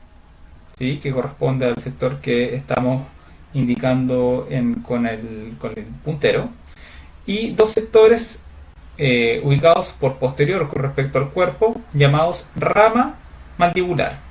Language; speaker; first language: Spanish; native; Spanish